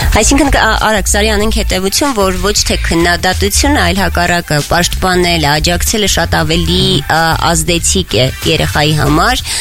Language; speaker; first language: Armenian; native; Armenian